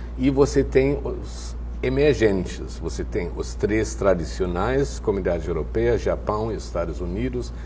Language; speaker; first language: Portuguese; non-native, fluent; German